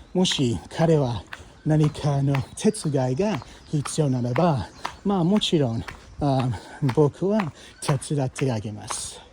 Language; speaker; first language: Japanese; non-native, fluent; English